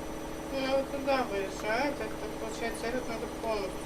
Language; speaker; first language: Russian; native; Russian